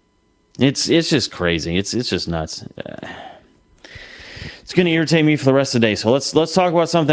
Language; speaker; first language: English; native; English